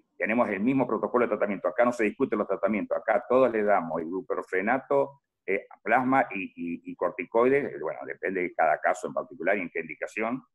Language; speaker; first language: Spanish; native; Spanish